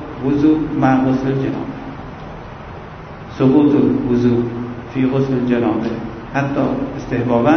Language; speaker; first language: Arabic; non-native, fluent; Persian